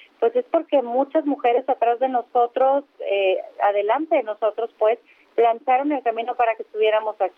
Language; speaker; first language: Spanish; native; Spanish